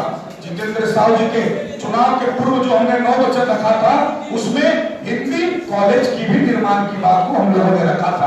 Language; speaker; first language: Hindi; native; Hindi